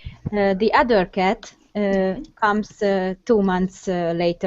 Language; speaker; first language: English; non-native, learner; Hungarian